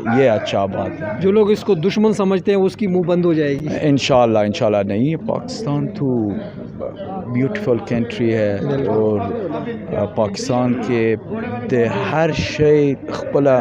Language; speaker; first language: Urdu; non-native, learner; Pashto